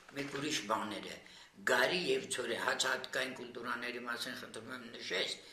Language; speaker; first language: Armenian; native; Armenian